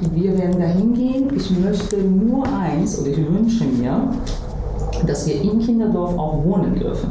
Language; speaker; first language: German; non-native, fluent; Persian